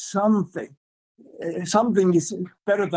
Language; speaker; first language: English; non-native, fluent; Finnish